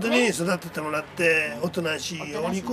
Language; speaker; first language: Japanese; native; Japanese